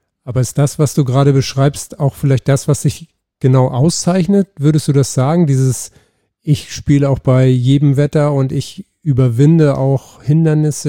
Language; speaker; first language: German; native; German